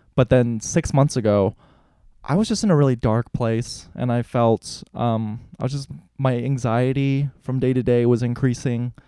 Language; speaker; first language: English; native; English